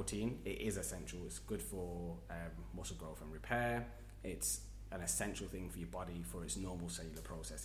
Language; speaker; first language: English; native; English